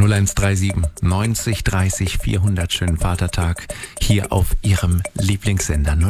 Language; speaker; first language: German; native; German